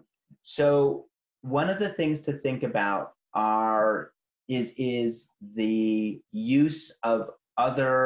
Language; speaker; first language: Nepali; non-native, fluent; English